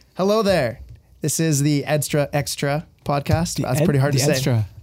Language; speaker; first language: English; early bilingual, other home language; Spanish